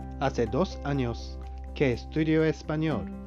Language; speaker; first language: Spanish; non-native, fluent; Japanese